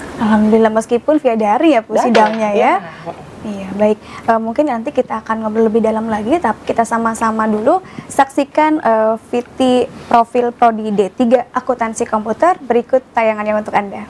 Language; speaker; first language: Indonesian; native; Indonesian